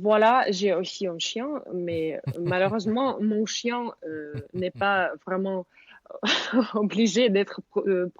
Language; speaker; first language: French; non-native, fluent; Russian